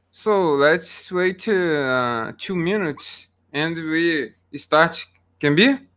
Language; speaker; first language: English; non-native, learner; Portuguese